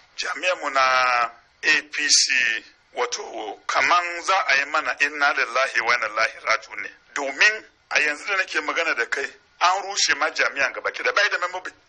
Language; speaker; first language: Hausa; non-native, local second language; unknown